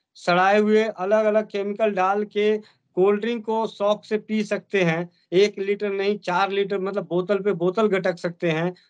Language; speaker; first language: Hindi; native; Hindi